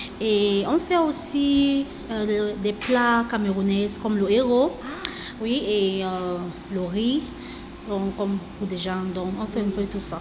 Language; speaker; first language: French; non-native, local second language; English